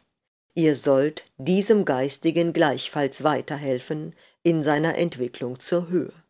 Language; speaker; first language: German; native; German